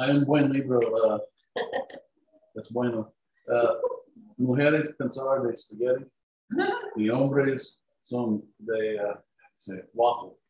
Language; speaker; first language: Spanish; non-native, learner; English